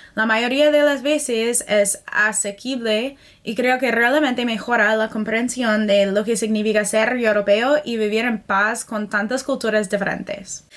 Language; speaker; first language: Spanish; non-native, fluent; English